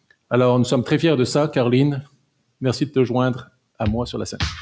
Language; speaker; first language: French; native; French